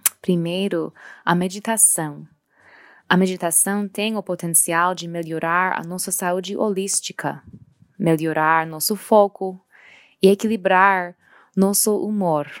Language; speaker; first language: Portuguese; non-native, fluent; English